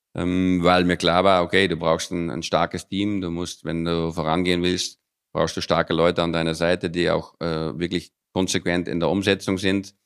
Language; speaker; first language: German; early bilingual, other home language; Dutch